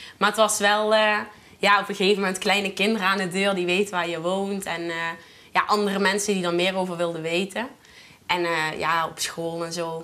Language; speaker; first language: Dutch; native; Dutch